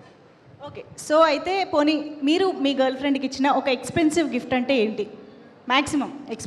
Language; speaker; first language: Telugu; native; Telugu